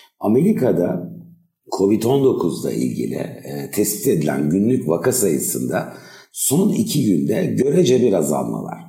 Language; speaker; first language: Turkish; native; Turkish